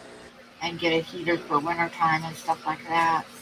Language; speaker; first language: English; native; English